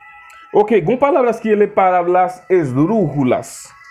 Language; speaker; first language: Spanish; non-native, learner; Haitian Creole